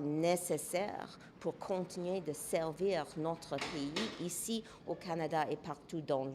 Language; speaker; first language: French; non-native, local second language; English